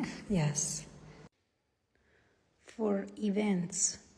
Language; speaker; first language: English; non-native, learner; Italian